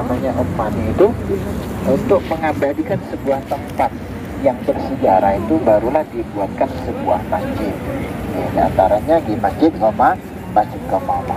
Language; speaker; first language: Indonesian; native; Indonesian